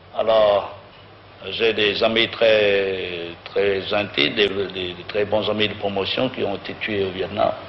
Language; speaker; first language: French; non-native, local second language; Vietnamese